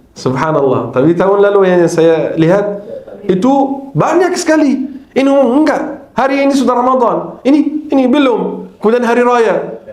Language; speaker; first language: Malay; non-native, fluent; Arabic